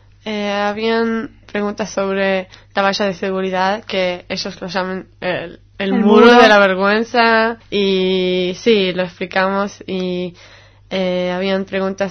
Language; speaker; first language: Spanish; non-native, fluent; Hebrew